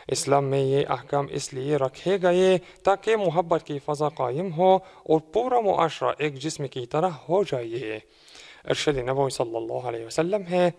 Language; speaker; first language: Urdu; non-native, fluent; Arabic